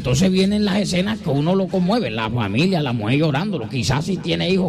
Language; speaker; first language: Spanish; native; Spanish